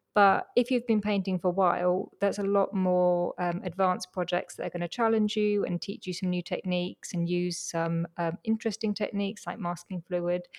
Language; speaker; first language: English; native; English